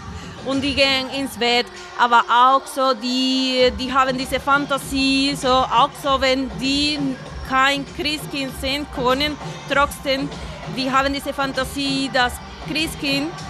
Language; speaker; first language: German; non-native, fluent; Spanish